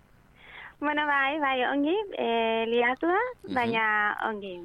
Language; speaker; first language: Basque; non-native, local second language; Spanish